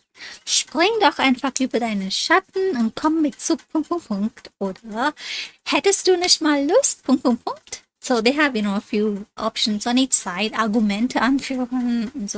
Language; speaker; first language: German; non-native, fluent; English